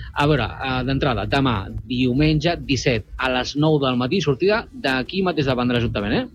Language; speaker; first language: Catalan; native; Catalan